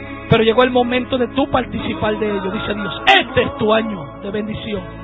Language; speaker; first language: Spanish; native; Spanish